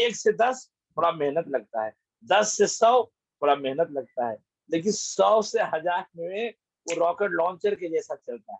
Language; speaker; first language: Hindi; native; Hindi